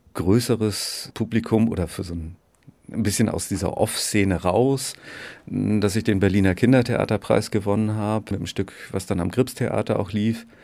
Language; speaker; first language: German; native; German